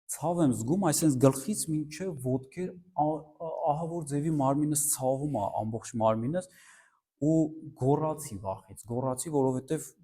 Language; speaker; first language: Armenian; early bilingual, heritage; Armenian